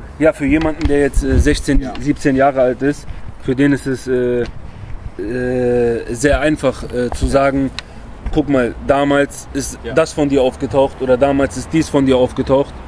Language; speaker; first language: German; early bilingual, other home language; Kurdish